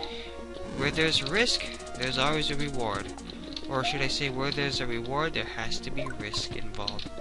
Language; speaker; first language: English; native; English